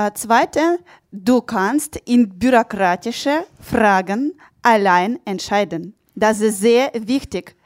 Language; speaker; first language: German; non-native, learner; Ukrainian